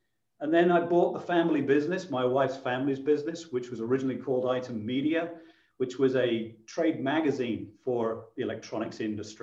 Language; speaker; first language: English; native; English